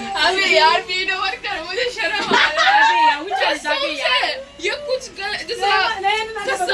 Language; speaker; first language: Hindi; early bilingual, other home language; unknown